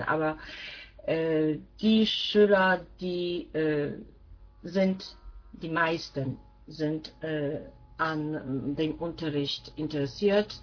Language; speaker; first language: German; non-native, fluent; Polish